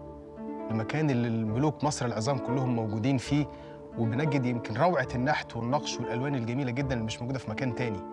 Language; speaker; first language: Arabic; native; Arabic